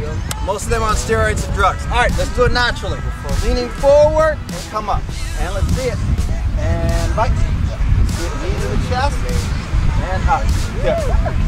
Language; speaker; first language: English; non-native, fluent; Portuguese